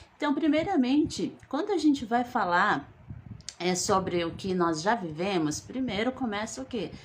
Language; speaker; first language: Portuguese; early bilingual, other home language; Guarani